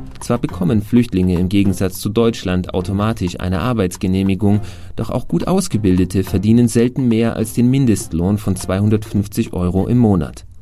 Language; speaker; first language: German; native; German